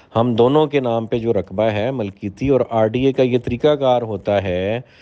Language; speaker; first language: Urdu; native; Urdu